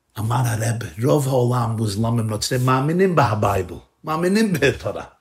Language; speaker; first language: Hebrew; non-native, fluent; English